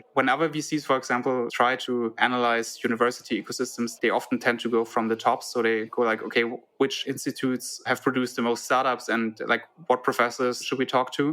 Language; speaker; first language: English; non-native, fluent; German